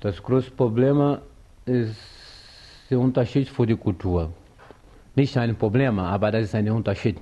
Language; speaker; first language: German; non-native, fluent; Portuguese